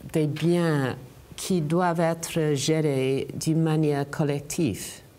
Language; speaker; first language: French; non-native, fluent; English